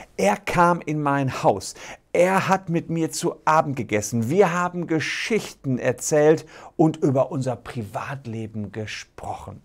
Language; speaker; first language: German; native; German